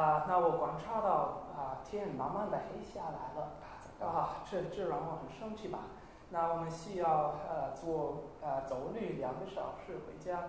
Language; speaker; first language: Chinese; non-native, learner; English